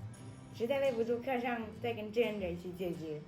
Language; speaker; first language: Chinese; native; Chinese